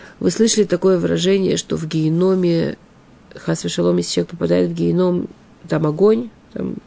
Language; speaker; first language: Russian; early bilingual, heritage; Russian